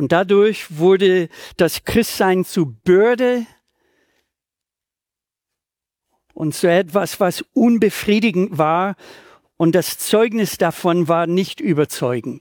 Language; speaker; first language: German; native; German